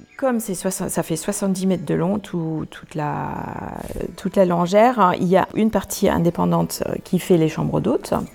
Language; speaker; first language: French; non-native, fluent; German